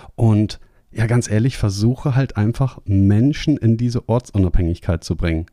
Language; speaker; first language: German; native; German